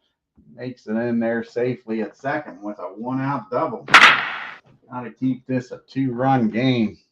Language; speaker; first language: English; native; English